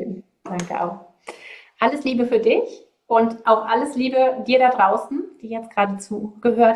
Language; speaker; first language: German; native; German